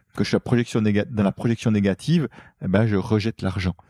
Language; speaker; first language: French; native; French